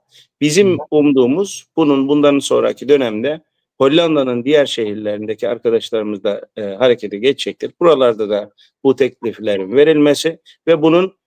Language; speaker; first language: Turkish; early bilingual, heritage; Turkish